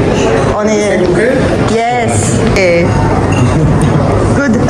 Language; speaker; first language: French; non-native, learner; Armenian